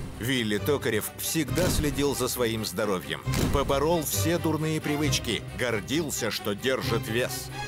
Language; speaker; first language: Russian; native; Russian